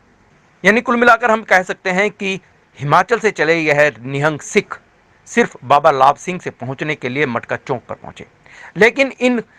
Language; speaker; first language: Hindi; native; Hindi